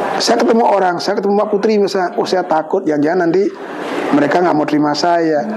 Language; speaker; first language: Indonesian; non-native, local second language; Balinese